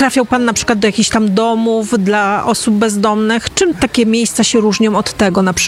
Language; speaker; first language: Polish; native; Polish